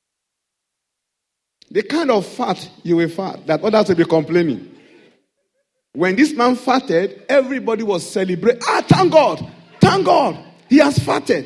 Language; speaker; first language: English; non-native, local second language; Yoruba